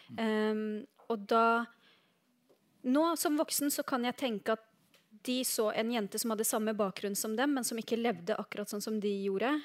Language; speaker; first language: Norwegian; early bilingual, other home language; Arabic